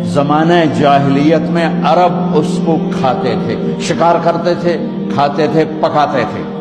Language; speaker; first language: Urdu; non-native, local second language; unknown